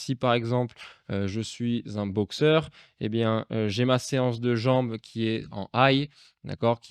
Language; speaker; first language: French; native; French